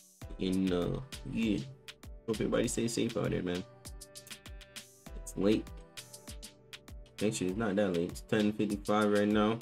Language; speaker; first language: English; native; English